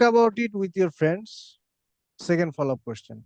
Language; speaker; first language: English; non-native, fluent; Bangla